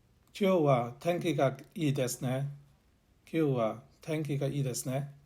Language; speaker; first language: Japanese; non-native, learner; English